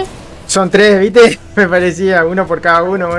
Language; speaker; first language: Spanish; native; Spanish